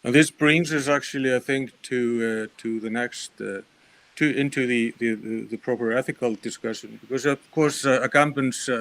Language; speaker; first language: English; non-native, fluent; Icelandic